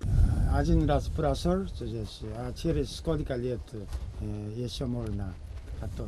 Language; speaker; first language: Russian; non-native, learner; Korean